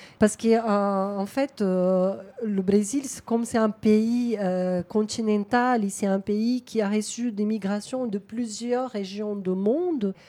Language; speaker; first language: French; non-native, fluent; Portuguese